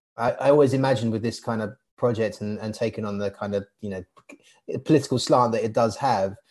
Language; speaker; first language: English; native; English